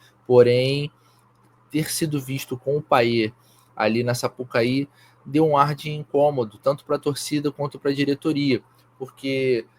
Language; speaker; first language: Portuguese; native; Portuguese